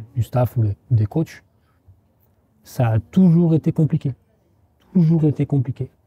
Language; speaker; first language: French; native; French